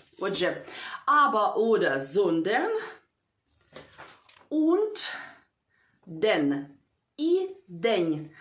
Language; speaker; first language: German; non-native, fluent; Ukrainian